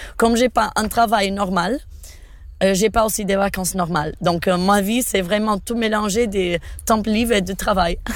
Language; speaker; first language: French; non-native, fluent; Portuguese